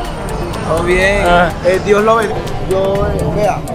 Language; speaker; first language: Spanish; native; Spanish